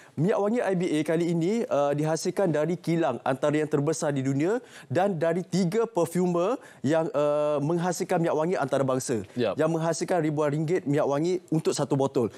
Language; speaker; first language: Malay; native; Malay